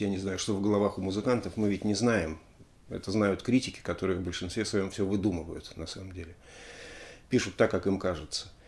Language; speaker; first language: Russian; native; Russian